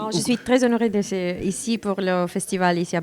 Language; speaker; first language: French; non-native, learner; Italian